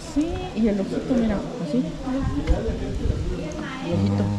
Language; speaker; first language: Spanish; native; Spanish